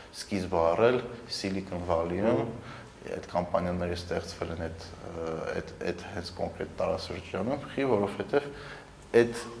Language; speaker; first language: Armenian; native; Armenian